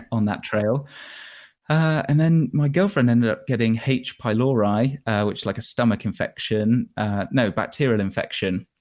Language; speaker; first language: English; native; English